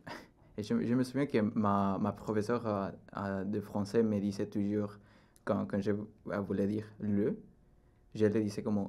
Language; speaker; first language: French; non-native, learner; Spanish